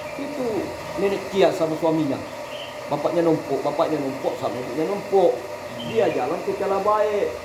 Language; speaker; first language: Indonesian; non-native, local second language; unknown